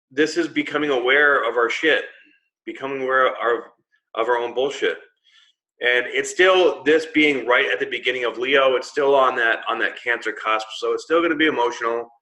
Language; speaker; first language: English; native; English